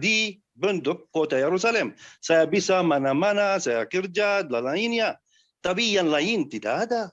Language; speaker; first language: Indonesian; non-native, fluent; Arabic